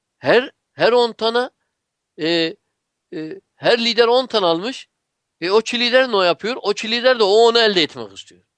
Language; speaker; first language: Turkish; non-native, fluent; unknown